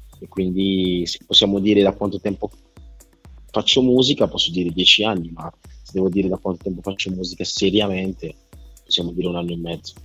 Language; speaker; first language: Italian; early bilingual, other home language; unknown